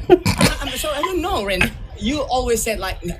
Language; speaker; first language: English; non-native, learner; Indonesian